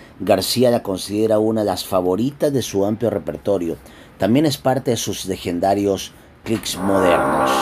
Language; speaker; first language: Spanish; native; Spanish